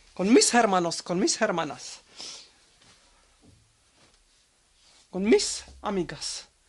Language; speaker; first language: Spanish; non-native, learner; French